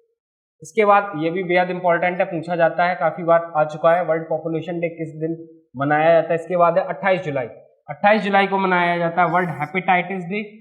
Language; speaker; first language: Hindi; native; Hindi